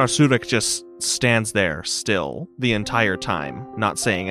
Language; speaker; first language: English; native; English